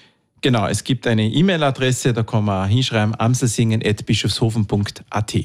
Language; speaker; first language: German; native; German